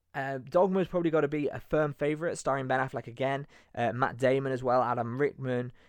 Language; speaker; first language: English; native; English